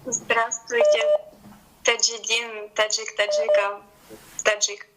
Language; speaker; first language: Russian; native; Russian